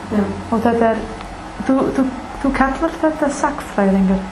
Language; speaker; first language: Icelandic; non-native, learner; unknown